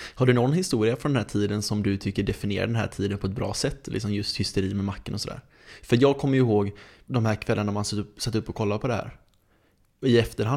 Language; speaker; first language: Swedish; native; Swedish